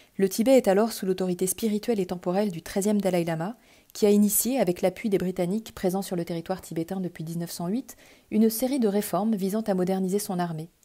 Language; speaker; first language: French; native; French